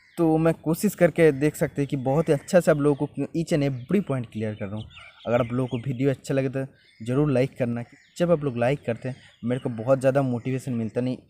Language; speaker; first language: Hindi; non-native, local second language; Bangla